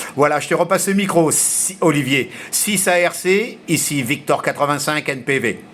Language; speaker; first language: French; early bilingual, heritage; French